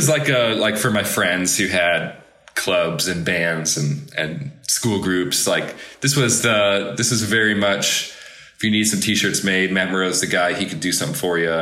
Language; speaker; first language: English; native; English